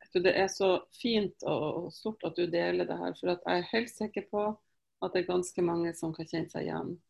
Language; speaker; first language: Norwegian; native; Norwegian